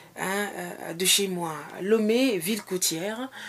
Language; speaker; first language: French; non-native, local second language; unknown